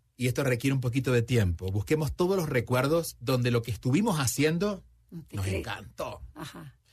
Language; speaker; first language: Spanish; native; Spanish